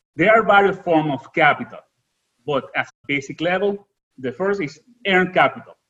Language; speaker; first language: English; non-native, fluent; Spanish